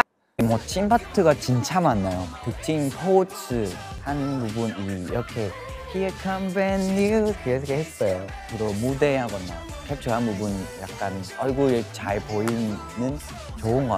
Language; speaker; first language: Korean; non-native, fluent; Vietnamese